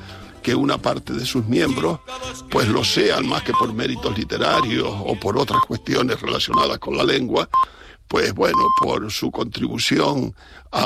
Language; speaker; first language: Spanish; native; Spanish